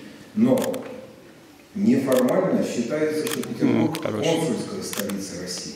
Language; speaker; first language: Russian; native; Russian